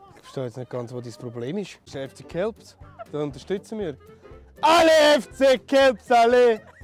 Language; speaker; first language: German; native; German